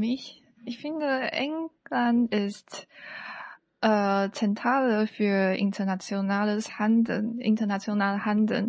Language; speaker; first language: German; non-native, learner; Chinese